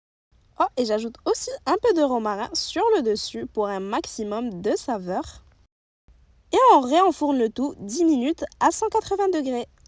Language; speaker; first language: French; native; French